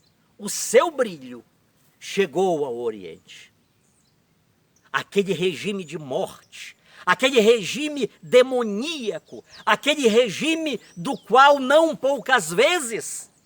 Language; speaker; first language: Portuguese; native; Portuguese